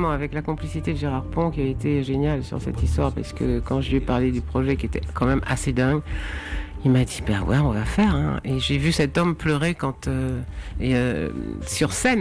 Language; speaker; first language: French; native; French